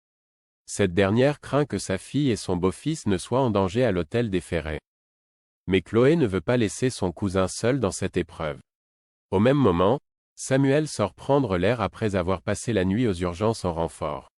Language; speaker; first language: French; native; French